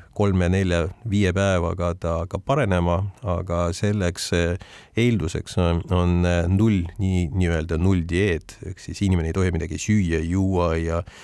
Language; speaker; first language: Estonian; non-native, local second language; Russian